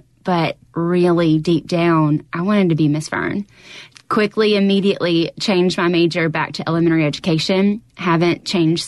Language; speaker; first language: English; native; English